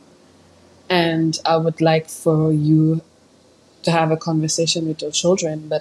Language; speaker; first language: English; non-native, fluent; Upper Guinea Crioulo